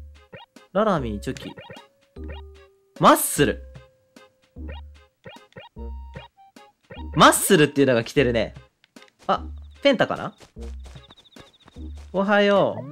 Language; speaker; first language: Japanese; native; Japanese